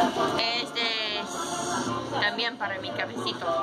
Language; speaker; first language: Spanish; non-native, learner; English